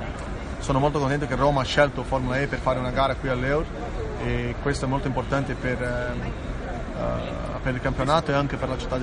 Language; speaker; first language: Italian; early bilingual, heritage; Portuguese